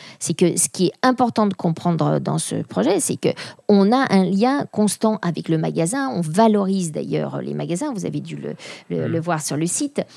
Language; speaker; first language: French; native; French